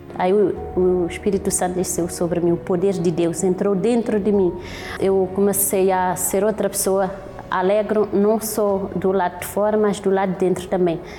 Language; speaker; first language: Portuguese; non-native, local second language; Kabuverdianu